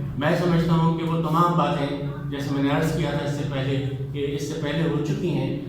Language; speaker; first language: Urdu; native; Urdu